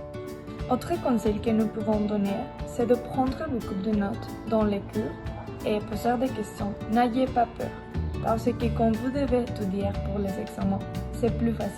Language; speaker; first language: French; non-native, learner; Spanish